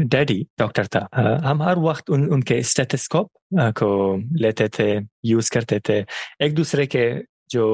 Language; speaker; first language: Urdu; non-native, fluent; Persian